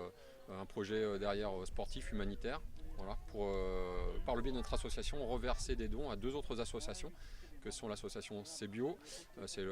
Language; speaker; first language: French; native; French